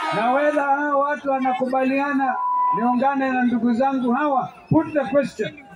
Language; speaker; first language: Swahili; non-native, local second language; Kamba